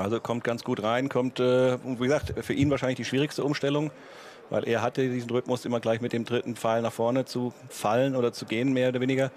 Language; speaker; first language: German; native; German